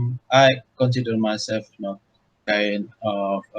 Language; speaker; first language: English; non-native, learner; Indonesian